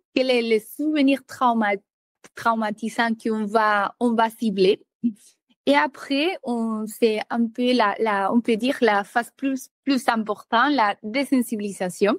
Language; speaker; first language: French; native; French